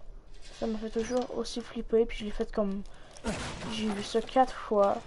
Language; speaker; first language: French; native; French